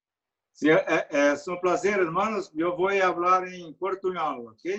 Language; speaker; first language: Spanish; non-native, learner; Portuguese